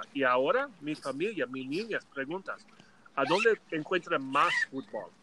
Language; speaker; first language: Spanish; non-native, learner; English